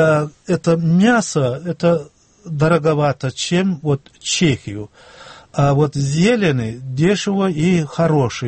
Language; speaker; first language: Russian; non-native, local second language; Turkmen